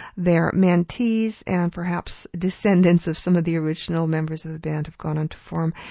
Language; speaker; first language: English; early bilingual, other home language; Ukrainian